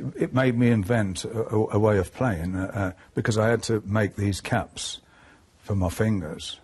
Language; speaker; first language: English; native; English